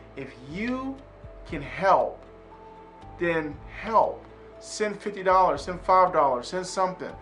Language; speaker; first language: English; native; English